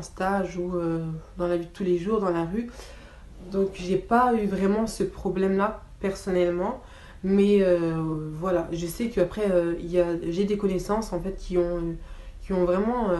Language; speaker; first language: French; early bilingual, other home language; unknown